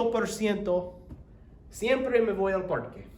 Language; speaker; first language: Spanish; non-native, learner; English